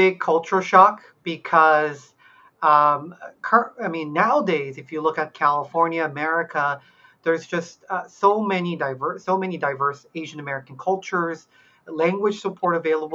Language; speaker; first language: English; early bilingual, other home language; Korean